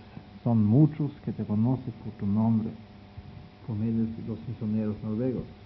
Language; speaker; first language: Spanish; non-native, fluent; Norwegian